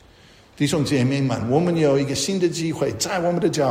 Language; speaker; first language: Chinese; non-native, fluent; English